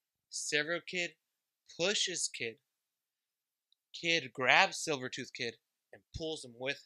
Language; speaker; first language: English; early bilingual, other home language; Spanish